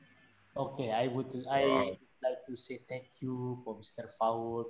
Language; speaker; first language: English; non-native, learner; Indonesian